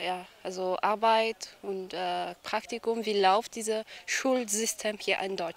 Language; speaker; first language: German; non-native, learner; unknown